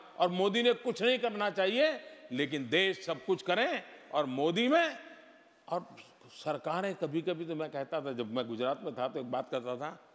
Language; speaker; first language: Hindi; non-native, local second language; Gujarati